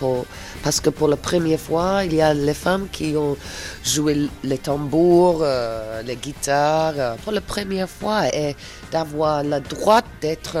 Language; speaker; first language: French; non-native, fluent; English